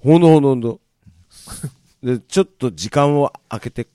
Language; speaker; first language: Japanese; native; Japanese